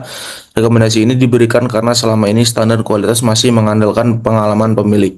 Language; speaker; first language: Indonesian; native; Indonesian